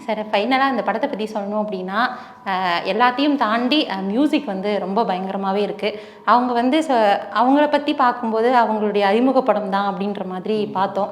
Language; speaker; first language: Tamil; native; Tamil